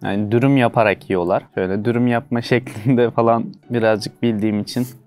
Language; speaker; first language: Turkish; non-native, fluent; Uzbek